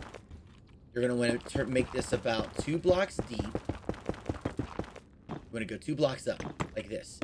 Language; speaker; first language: English; native; English